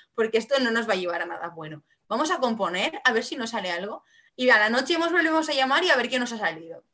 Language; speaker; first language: Spanish; non-native, local second language; Catalan